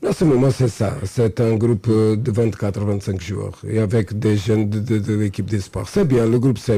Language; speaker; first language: French; non-native, fluent; Portuguese